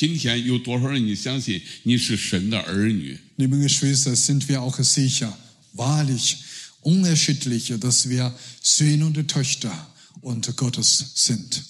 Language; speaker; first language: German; non-native, learner; Chinese